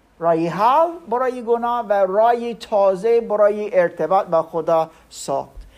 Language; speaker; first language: Persian; non-native, learner; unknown